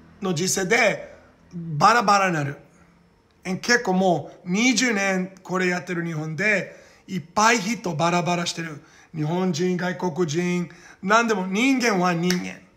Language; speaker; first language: Japanese; non-native, learner; Portuguese